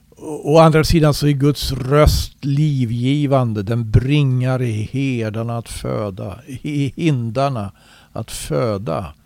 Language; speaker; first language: Swedish; native; Swedish